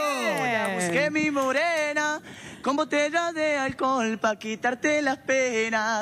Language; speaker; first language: Spanish; native; Spanish